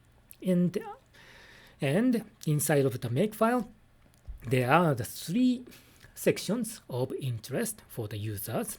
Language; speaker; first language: English; non-native, fluent; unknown